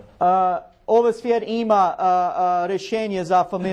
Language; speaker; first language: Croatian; non-native, learner; English